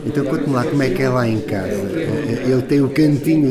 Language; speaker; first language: Portuguese; native; Portuguese